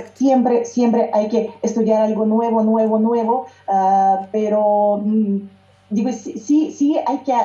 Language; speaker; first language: Spanish; non-native, fluent; Russian